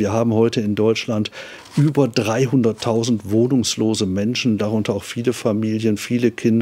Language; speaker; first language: German; native; German